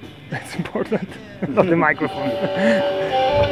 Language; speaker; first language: English; non-native, fluent; Italian